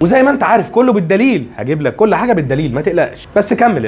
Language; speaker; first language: Arabic; native; Arabic